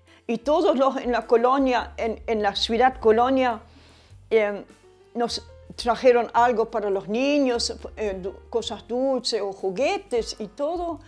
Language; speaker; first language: Spanish; early bilingual, other home language; German